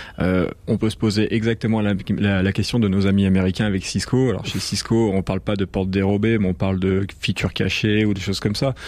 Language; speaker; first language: French; native; French